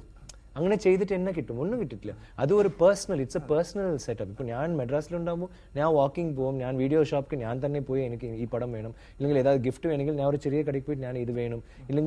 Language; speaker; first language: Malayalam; non-native, learner; Tamil